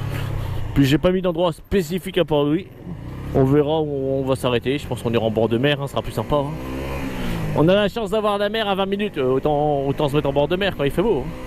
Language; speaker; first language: French; native; French